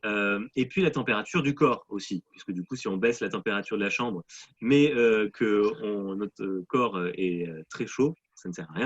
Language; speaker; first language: French; native; French